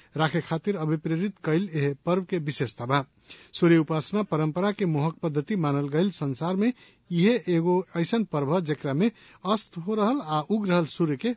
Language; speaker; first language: Bhojpuri; non-native, local second language; Nepali